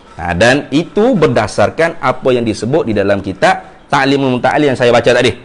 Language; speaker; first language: Malay; native; Malay